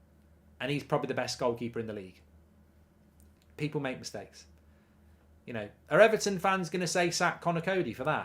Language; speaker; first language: English; native; English